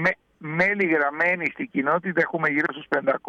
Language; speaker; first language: Greek; early bilingual, heritage; Spanish